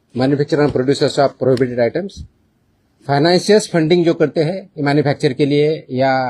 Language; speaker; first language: Hindi; non-native, local second language; Marathi